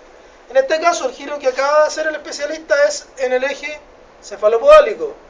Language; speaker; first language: Spanish; native; Spanish